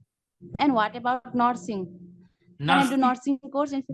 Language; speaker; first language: English; non-native, learner; Nepali